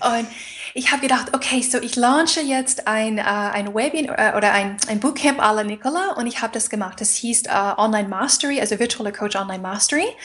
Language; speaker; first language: German; non-native, fluent; English